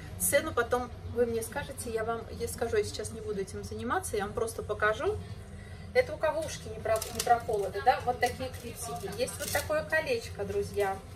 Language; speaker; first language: Russian; native; Russian